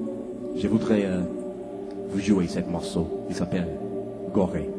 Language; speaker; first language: French; non-native, learner; English